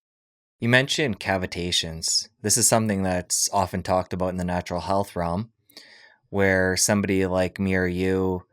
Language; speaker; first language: English; native; English